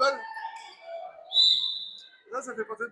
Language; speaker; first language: French; native; French